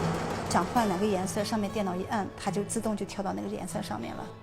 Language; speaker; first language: Chinese; native; Chinese